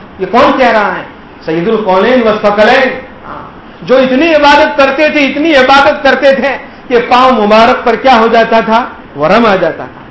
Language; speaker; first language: Urdu; non-native, local second language; Gujarati